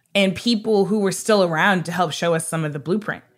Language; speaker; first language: English; native; English